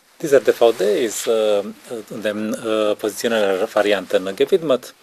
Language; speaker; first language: German; non-native, learner; Romanian